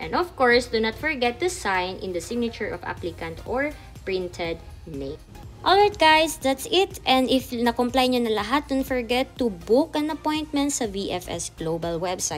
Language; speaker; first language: English; non-native, local second language; Filipino